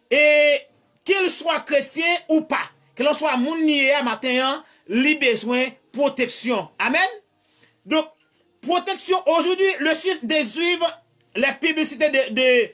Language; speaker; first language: French; non-native, learner; Haitian Creole